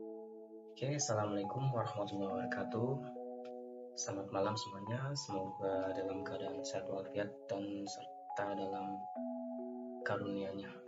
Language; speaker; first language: Indonesian; native; Indonesian